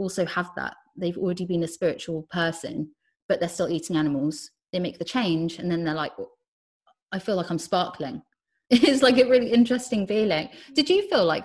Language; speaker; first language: English; native; English